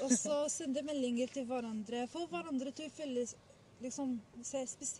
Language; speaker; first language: Norwegian; early bilingual, other home language; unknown